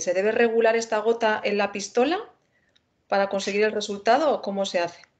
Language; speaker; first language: Spanish; native; Spanish